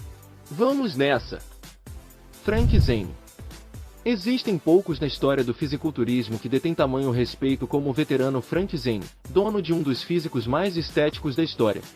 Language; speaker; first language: Portuguese; native; Portuguese